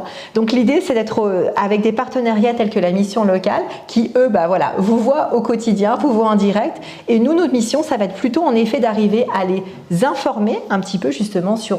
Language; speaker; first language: French; native; French